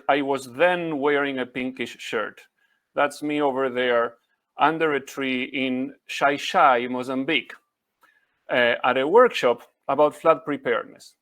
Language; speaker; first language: English; non-native, fluent; Spanish